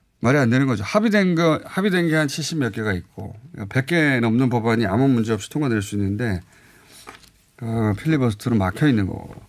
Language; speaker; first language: Korean; native; Korean